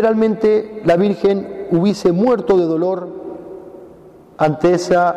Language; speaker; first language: Spanish; native; Spanish